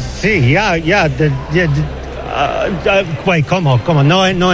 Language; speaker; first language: Spanish; non-native, learner; English